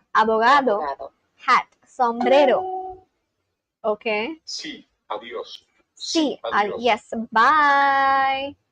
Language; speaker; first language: Spanish; non-native, learner; Bangla